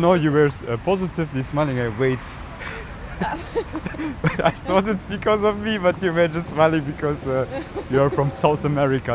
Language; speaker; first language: English; non-native, fluent; German